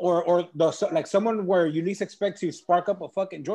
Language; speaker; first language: English; early bilingual, other home language; Spanish